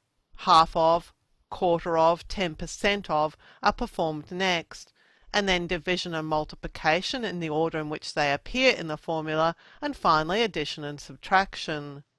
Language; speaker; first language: English; native; English